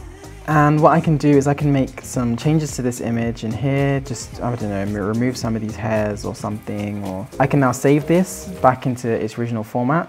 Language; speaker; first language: English; native; English